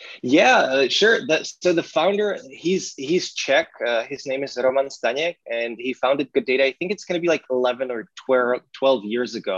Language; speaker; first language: English; non-native, fluent; Czech